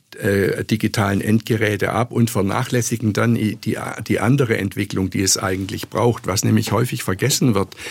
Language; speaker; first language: German; native; German